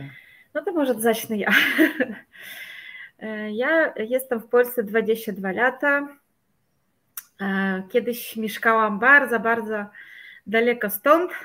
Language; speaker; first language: Polish; non-native, fluent; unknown